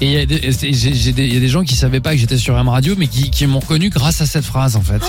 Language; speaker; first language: French; native; French